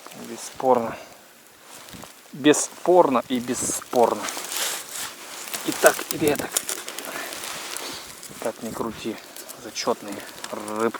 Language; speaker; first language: Russian; native; Russian